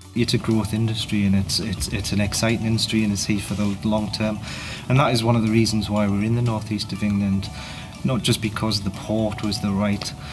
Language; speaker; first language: English; native; English